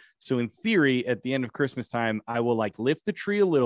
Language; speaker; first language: English; native; English